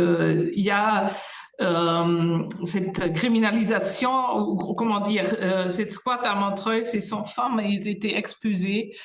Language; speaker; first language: French; non-native, fluent; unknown